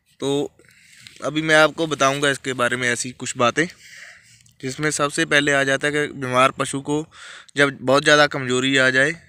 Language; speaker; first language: Hindi; non-native, local second language; Punjabi